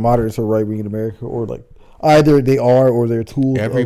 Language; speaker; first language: English; native; English